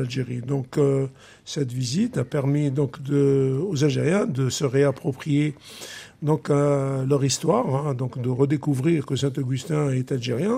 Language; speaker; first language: French; non-native, local second language; Arabic